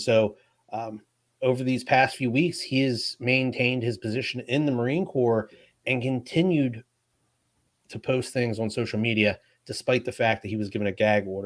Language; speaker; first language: English; native; English